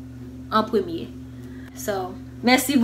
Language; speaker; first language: Haitian Creole; early bilingual, heritage; English